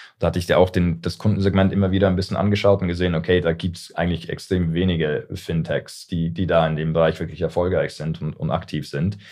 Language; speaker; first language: German; early bilingual, heritage; English